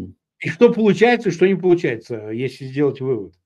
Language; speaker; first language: Russian; native; Russian